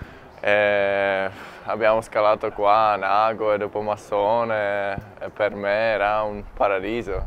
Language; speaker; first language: Italian; non-native, fluent; Czech